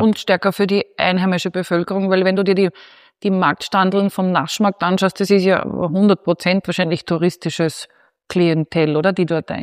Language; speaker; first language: German; native; German